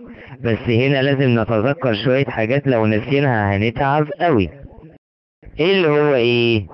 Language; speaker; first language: Arabic; native; Arabic